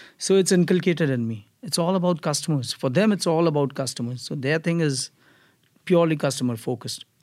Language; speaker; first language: English; non-native, local second language; Gujarati